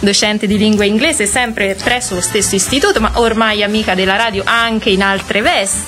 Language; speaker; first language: Italian; native; Italian